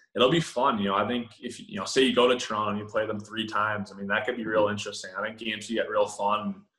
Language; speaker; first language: English; native; English